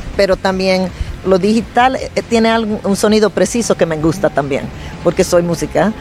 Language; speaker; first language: Spanish; early bilingual, heritage; Spanish